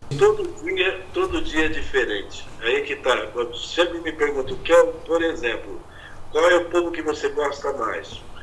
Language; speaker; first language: Portuguese; native; Portuguese